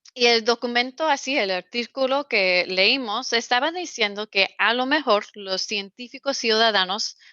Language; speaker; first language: Spanish; non-native, fluent; English